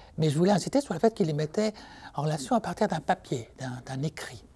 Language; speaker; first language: French; native; French